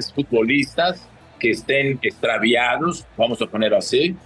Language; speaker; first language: Spanish; early bilingual, other home language; Portuguese